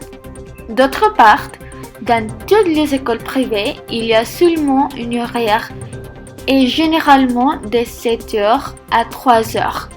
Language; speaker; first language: French; non-native, learner; Spanish